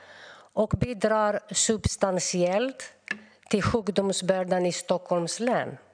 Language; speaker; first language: Swedish; non-native, fluent; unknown